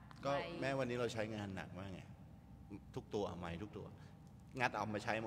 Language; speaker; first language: Thai; native; Thai